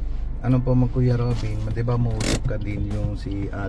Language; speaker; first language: Filipino; non-native, learner; Hindi